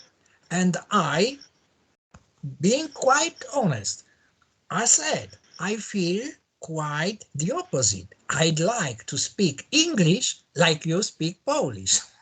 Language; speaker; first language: English; non-native, learner; Polish